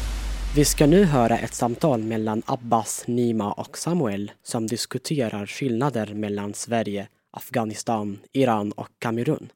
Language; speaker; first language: Swedish; non-native, fluent; Tigrinya